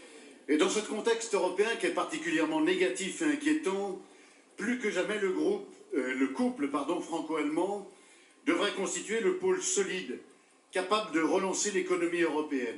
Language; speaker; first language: French; native; French